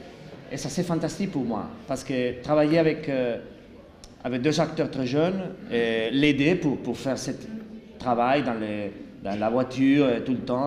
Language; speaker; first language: French; non-native, learner; Spanish